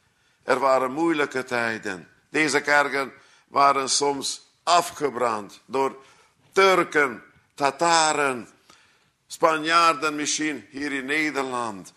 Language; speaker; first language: Dutch; non-native, fluent; Hungarian